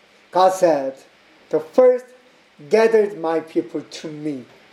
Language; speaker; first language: English; non-native, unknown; Korean